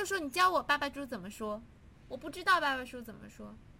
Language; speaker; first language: Chinese; native; Chinese